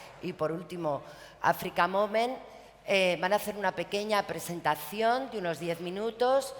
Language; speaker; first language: Spanish; native; Spanish